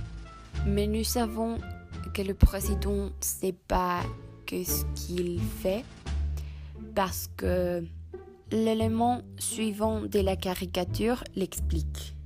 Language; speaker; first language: French; non-native, learner; Spanish